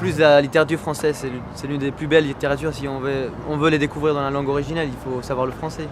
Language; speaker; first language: French; non-native, fluent; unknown